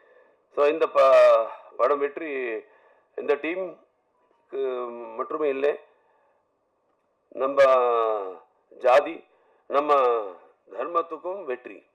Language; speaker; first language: Tamil; non-native, learner; Telugu